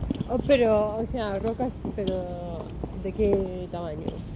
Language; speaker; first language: Spanish; native; Spanish